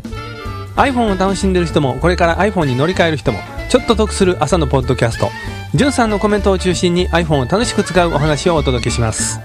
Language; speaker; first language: Japanese; native; Japanese